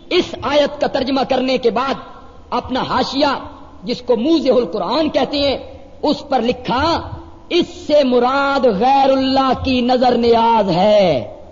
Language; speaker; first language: Urdu; non-native, local second language; Punjabi